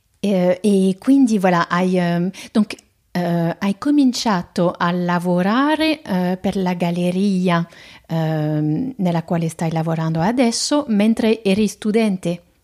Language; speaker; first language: Italian; non-native, fluent; French